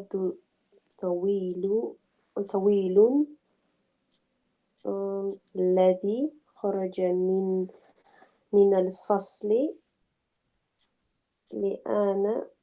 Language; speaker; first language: Arabic; non-native, learner; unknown